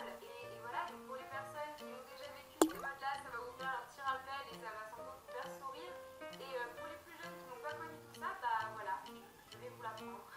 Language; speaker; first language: French; native; French